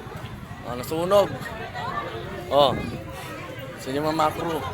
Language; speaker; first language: Filipino; native; Filipino